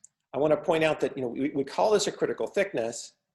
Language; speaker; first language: English; native; English